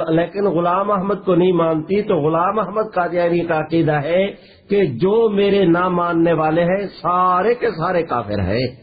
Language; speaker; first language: Urdu; non-native, local second language; Saraiki